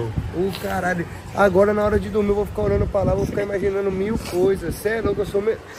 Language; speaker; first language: Portuguese; native; Portuguese